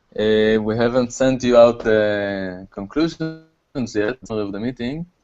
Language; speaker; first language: English; non-native, fluent; Hebrew